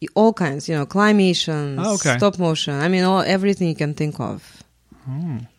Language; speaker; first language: English; non-native, fluent; Russian